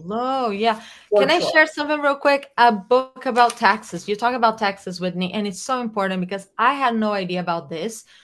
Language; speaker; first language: English; non-native, fluent; Portuguese